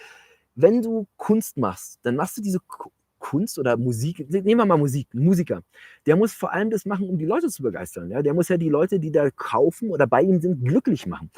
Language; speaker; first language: German; native; German